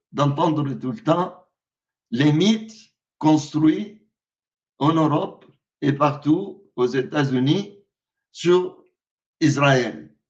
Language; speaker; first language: French; non-native, fluent; Arabic